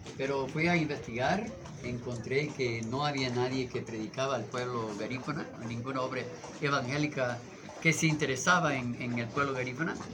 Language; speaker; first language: Spanish; non-native, fluent; English